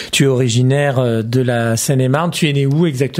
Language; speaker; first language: French; native; French